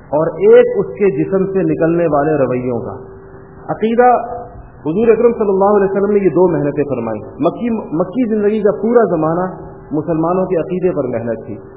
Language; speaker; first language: Urdu; non-native, local second language; Pashto